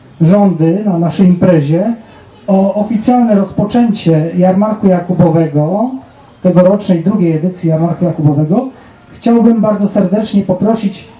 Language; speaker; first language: Polish; native; Polish